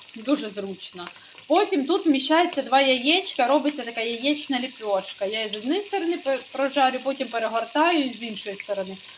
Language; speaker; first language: Ukrainian; non-native, local second language; Russian